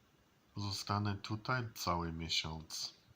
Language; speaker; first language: Polish; non-native, learner; English